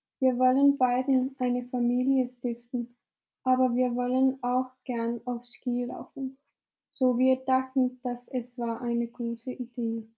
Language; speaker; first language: German; non-native, learner; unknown